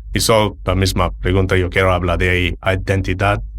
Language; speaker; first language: Spanish; non-native, learner; English